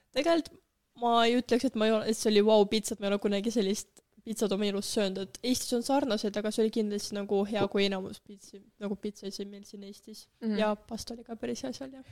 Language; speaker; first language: Estonian; non-native, local second language; Russian